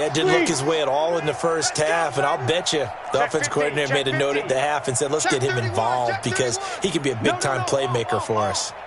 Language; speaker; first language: English; native; English